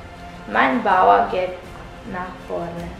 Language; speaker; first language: German; non-native, learner; Croatian